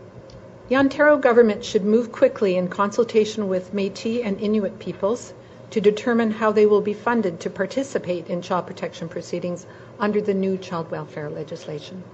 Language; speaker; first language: English; native; English